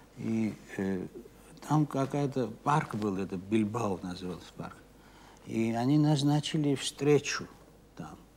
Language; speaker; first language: Russian; non-native, local second language; Georgian